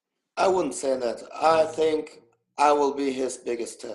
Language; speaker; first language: English; non-native, fluent; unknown